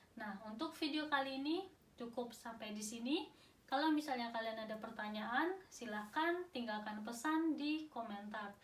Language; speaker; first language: Indonesian; native; Indonesian